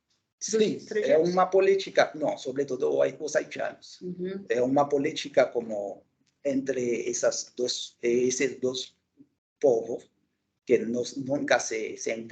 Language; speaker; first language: Portuguese; non-native, local second language; Haitian Creole